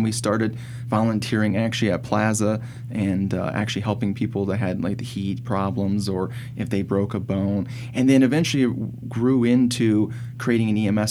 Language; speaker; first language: English; native; English